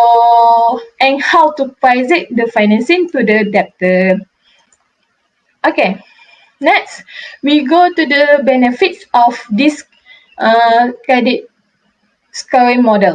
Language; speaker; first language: English; non-native, local second language; Malay